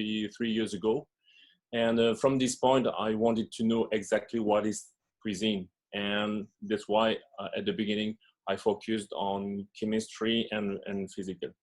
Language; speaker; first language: English; non-native, fluent; French